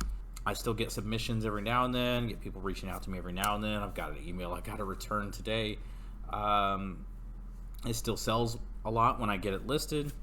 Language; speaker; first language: English; native; English